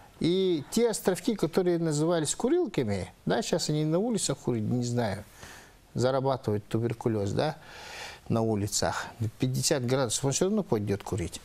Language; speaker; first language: Russian; non-native, local second language; Yakut